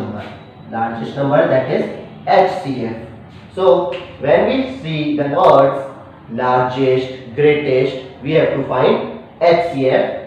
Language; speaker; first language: English; non-native, local second language; Hindi